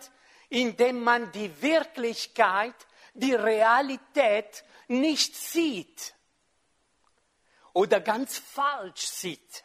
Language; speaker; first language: German; non-native, fluent; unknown